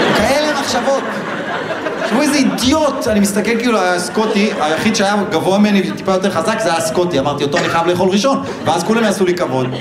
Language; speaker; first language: Hebrew; native; Hebrew